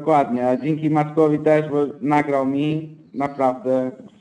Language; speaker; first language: Polish; non-native, fluent; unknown